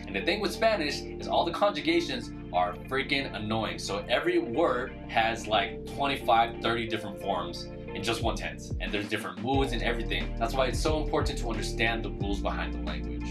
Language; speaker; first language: English; native; English